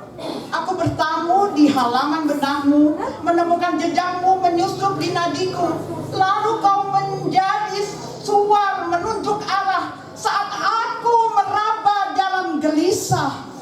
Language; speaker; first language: Indonesian; native; Indonesian